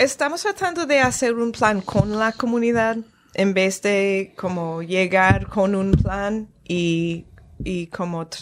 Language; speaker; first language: Spanish; non-native, fluent; English